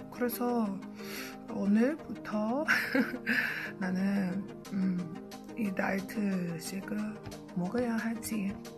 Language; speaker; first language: Korean; non-native, learner; English